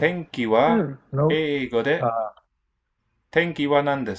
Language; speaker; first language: Japanese; non-native, learner; English